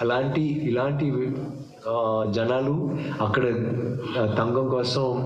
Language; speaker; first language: Telugu; non-native, learner; Tamil